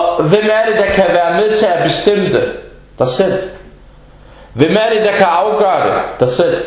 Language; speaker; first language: Danish; non-native, fluent; Arabic